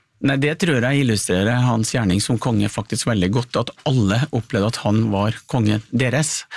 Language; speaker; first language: Norwegian; native; Norwegian